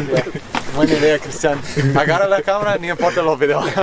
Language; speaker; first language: Spanish; non-native, fluent; English